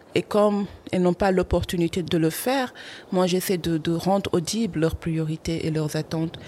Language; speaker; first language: French; non-native, local second language; Wolof